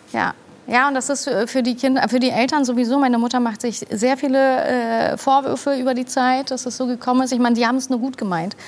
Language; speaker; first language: German; early bilingual, other home language; Turkish